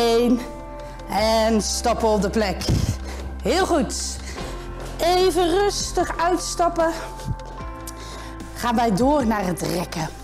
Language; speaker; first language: Dutch; native; Dutch